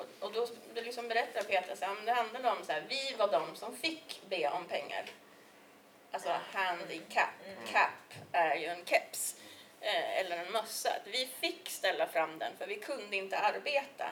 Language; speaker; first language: Swedish; native; Swedish